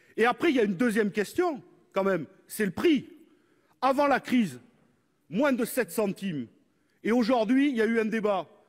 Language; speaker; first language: French; native; French